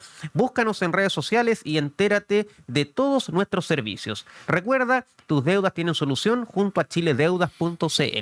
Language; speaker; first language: Spanish; native; Spanish